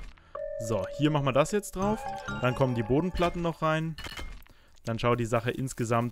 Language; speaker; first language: German; native; German